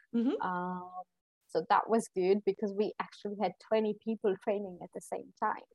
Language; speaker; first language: English; non-native, local second language; Gujarati